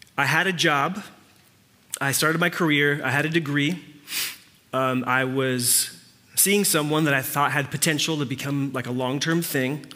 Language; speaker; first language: English; early bilingual, other home language; Spanish